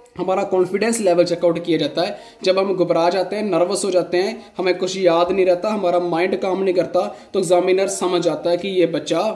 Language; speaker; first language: Hindi; non-native, local second language; Punjabi